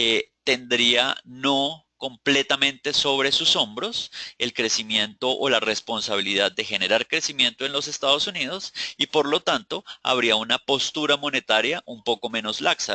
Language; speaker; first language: Spanish; native; Spanish